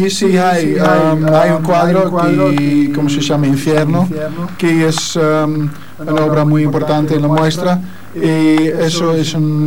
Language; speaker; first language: Spanish; non-native, learner; Dutch